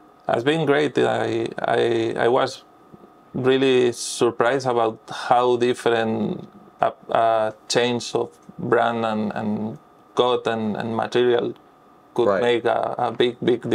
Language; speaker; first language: English; non-native, fluent; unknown